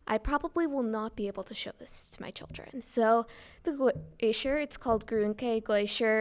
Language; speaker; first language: English; native; English